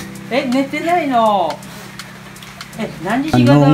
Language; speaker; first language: Japanese; non-native, learner; Filipino